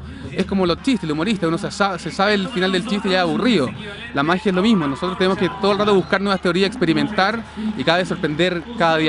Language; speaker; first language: Spanish; native; Spanish